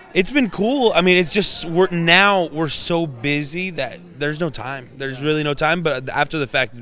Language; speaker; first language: English; native; English